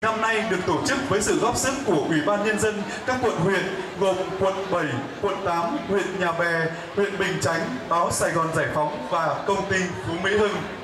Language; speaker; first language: Vietnamese; native; Vietnamese